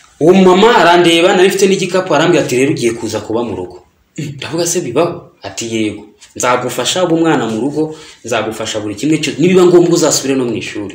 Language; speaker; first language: Kinyarwanda; early bilingual, heritage; Kinyarwanda